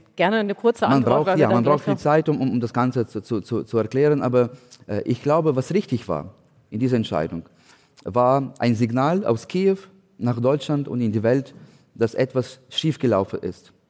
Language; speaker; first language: German; non-native, fluent; Ukrainian